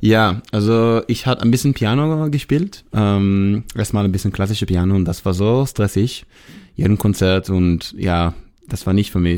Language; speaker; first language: German; non-native, learner; Hebrew